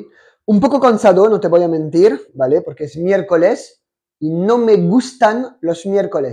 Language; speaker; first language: Spanish; non-native, fluent; French